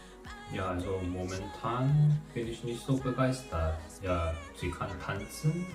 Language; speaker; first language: German; non-native, learner; Korean